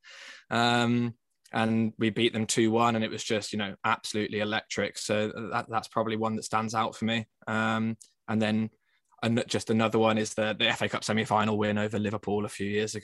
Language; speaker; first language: English; native; English